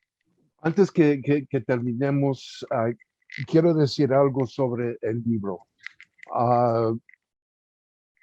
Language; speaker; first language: Spanish; early bilingual, heritage; Spanish